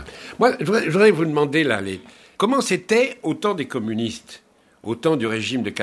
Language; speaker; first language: French; native; French